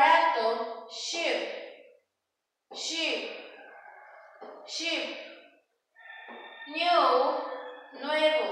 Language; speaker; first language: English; non-native, fluent; Spanish